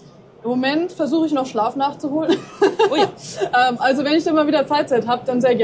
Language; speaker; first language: German; native; German